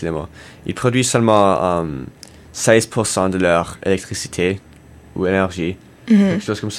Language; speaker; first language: French; non-native, learner; English